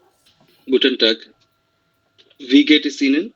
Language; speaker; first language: German; non-native, learner; Bangla